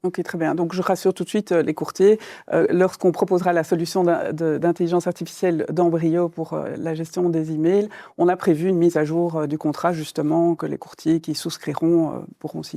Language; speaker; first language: French; native; French